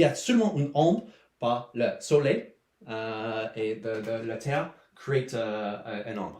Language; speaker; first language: French; non-native, learner; English